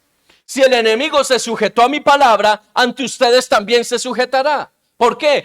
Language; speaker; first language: Spanish; native; Spanish